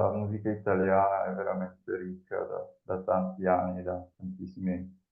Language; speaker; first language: Italian; non-native, fluent; Spanish